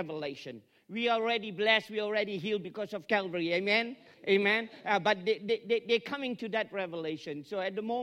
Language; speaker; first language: English; non-native, local second language; Tamil